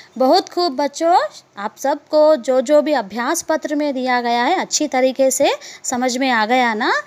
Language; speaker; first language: Hindi; non-native, local second language; Telugu